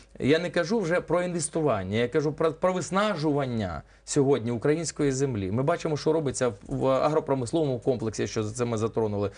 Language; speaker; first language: Ukrainian; non-native, local second language; Russian